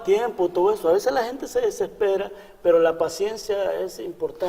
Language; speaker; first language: Spanish; native; Spanish